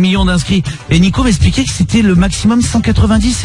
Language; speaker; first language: French; native; French